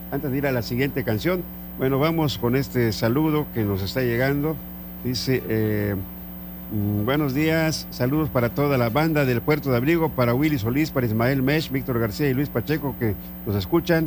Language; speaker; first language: Spanish; native; Spanish